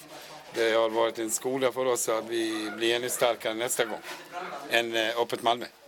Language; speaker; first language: Swedish; non-native, fluent; Albanian